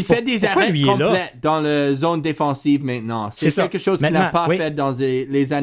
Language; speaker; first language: French; non-native, learner; English